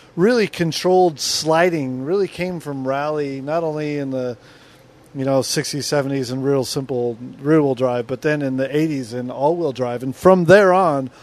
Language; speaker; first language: English; native; English